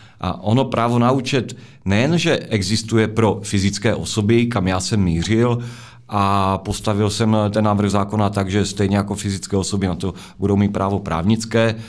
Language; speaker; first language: Czech; native; Czech